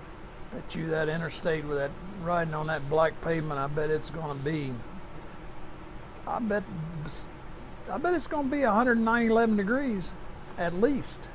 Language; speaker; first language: English; native; English